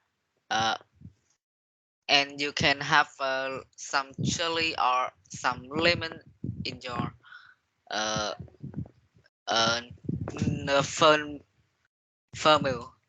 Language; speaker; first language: English; non-native, learner; Vietnamese